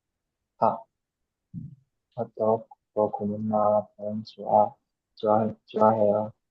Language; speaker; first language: Korean; non-native, learner; Burmese